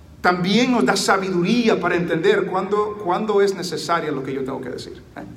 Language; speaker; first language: Spanish; early bilingual, heritage; Spanish